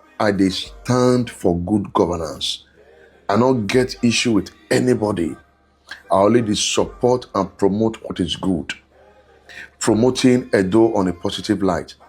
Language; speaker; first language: Nigerian Pidgin; non-native, local second language; Bini